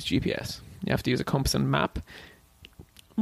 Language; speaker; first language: English; native; English